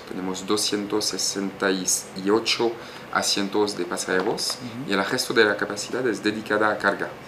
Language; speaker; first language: Spanish; non-native, fluent; French